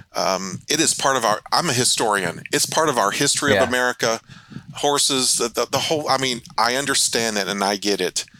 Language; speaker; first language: English; native; English